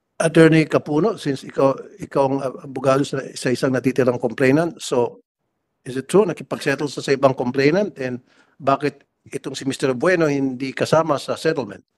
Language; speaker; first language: Filipino; native; Filipino